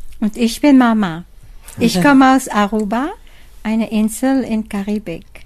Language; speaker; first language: German; non-native, learner; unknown